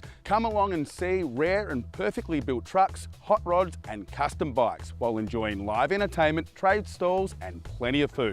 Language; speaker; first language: English; native; English